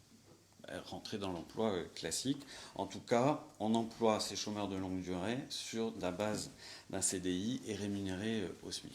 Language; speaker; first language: French; native; French